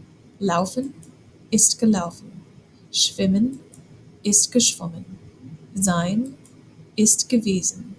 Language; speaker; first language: German; non-native, fluent; English